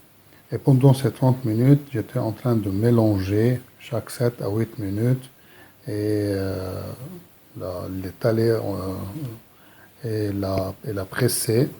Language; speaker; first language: French; non-native, local second language; Arabic